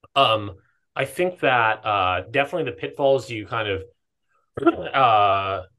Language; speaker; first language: English; native; English